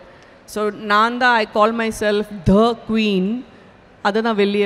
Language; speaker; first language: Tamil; non-native, learner; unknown